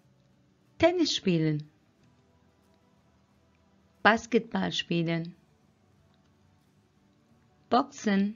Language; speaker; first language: German; non-native, fluent; Turkish